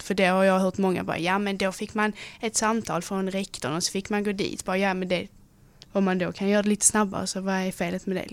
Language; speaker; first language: Swedish; native; Swedish